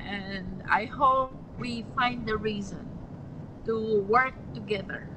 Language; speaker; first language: English; non-native, local second language; Filipino